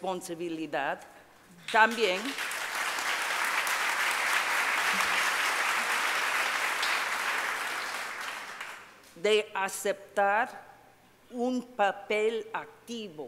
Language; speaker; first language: Spanish; non-native, fluent; English